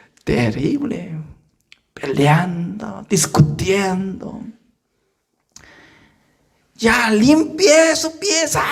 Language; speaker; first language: Spanish; non-native, fluent; Korean